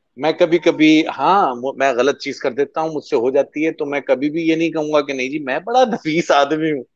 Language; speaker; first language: Urdu; native; Urdu